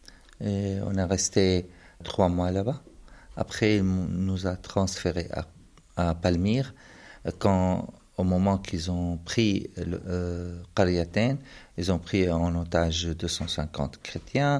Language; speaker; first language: French; non-native, fluent; Arabic